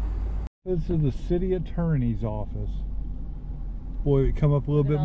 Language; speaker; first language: English; native; English